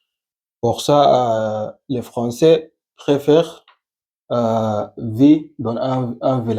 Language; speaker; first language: French; non-native, learner; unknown